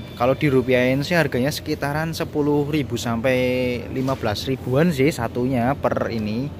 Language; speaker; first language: Indonesian; native; Indonesian